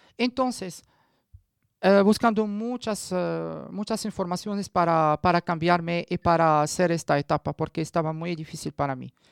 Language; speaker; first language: Spanish; non-native, learner; Arabic